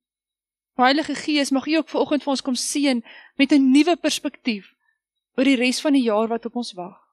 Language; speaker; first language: Afrikaans; native; Afrikaans